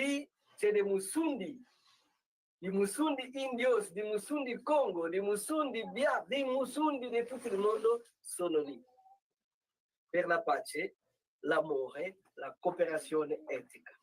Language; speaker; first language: Italian; non-native, fluent; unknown